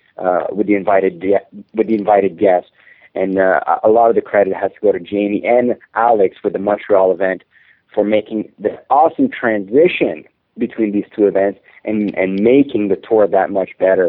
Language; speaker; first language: English; non-native, fluent; French